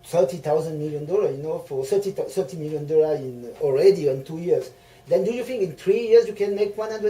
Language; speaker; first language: English; non-native, learner; French